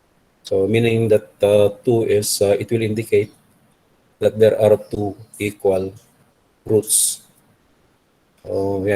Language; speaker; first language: English; non-native, local second language; Filipino